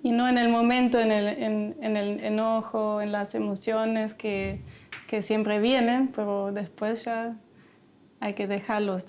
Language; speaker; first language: Spanish; non-native, fluent; German